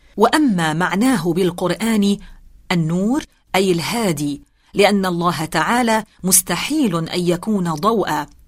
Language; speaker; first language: Arabic; native; Arabic